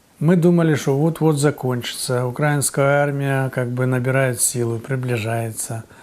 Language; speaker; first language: Russian; native; Russian